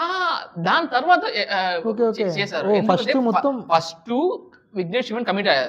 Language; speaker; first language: Telugu; non-native, learner; Tamil